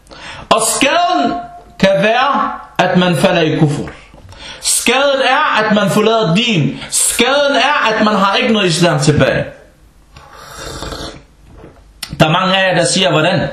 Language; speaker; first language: Danish; non-native, fluent; Arabic